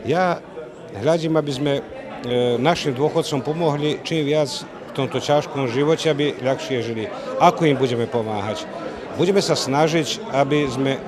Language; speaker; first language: Slovak; native; Slovak